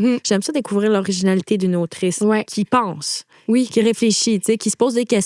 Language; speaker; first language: French; native; French